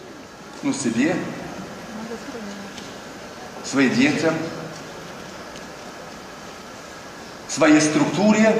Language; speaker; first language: Russian; non-native, learner; Swedish